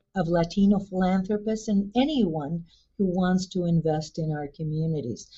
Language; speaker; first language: English; early bilingual, other home language; Spanish